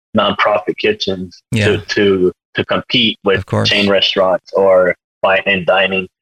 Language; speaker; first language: English; native; English